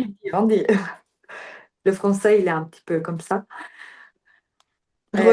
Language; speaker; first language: French; non-native, learner; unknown